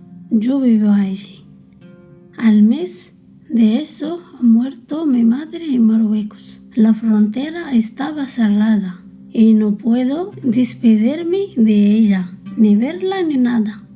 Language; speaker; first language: Spanish; early bilingual, other home language; Arabic